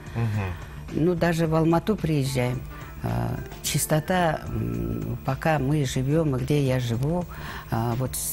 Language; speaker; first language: Russian; non-native, local second language; Kazakh